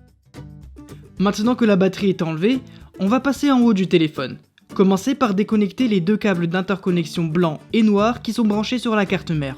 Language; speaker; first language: French; native; French